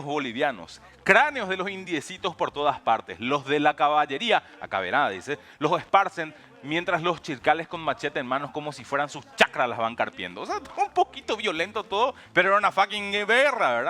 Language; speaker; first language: Spanish; native; Spanish